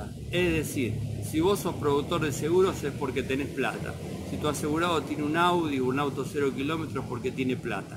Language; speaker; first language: Spanish; native; Spanish